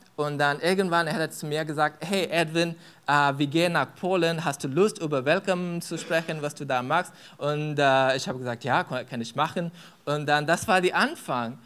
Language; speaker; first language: German; non-native, fluent; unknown